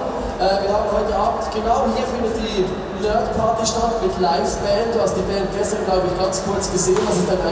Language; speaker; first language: German; native; German